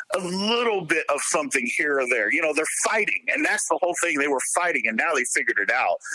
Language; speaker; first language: English; native; English